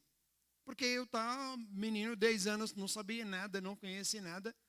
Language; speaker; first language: Portuguese; non-native, learner; Arabic